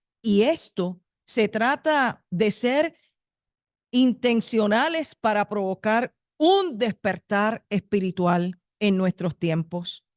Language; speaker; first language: Spanish; native; Spanish